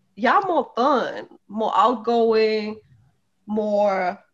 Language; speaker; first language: English; early bilingual, other home language; Polish